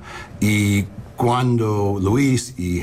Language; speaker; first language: Spanish; non-native, learner; English